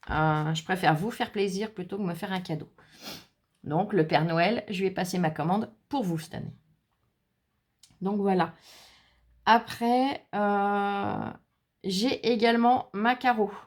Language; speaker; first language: French; native; French